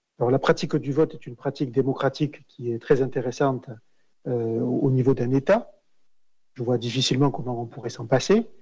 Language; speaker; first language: French; native; French